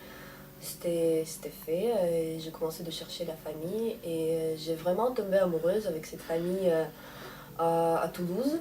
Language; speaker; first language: French; non-native, fluent; Russian